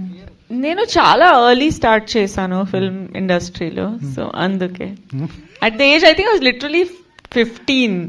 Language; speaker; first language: Telugu; non-native, learner; Hindi